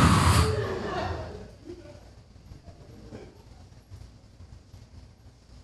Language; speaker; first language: English; non-native, fluent; Korean